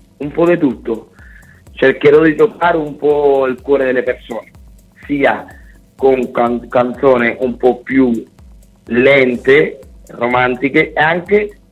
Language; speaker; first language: Italian; non-native, fluent; Spanish